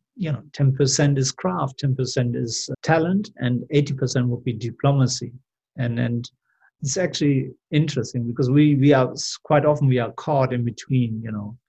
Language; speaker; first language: English; non-native, fluent; German